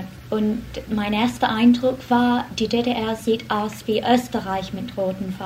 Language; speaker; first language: German; non-native, fluent; English